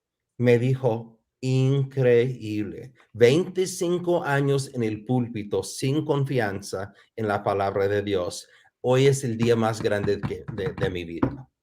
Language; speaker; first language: Spanish; non-native, fluent; English